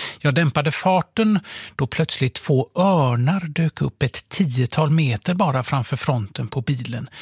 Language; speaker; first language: Swedish; native; Swedish